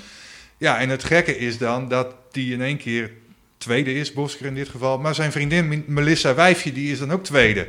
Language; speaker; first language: Dutch; native; Dutch